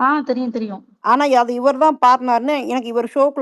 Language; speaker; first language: Tamil; native; Tamil